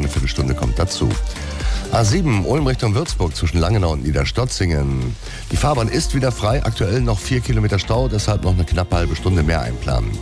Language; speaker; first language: German; native; German